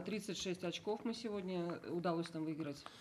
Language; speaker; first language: Russian; native; Russian